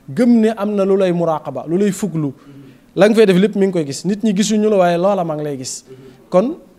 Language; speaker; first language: Wolof; native; Wolof